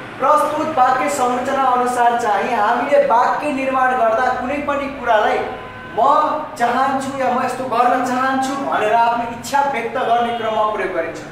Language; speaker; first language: Nepali; native; Nepali